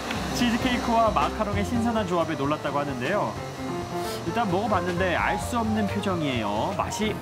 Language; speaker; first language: Korean; native; Korean